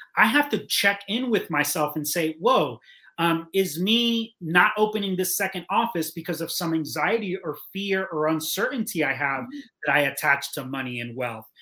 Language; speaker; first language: English; native; English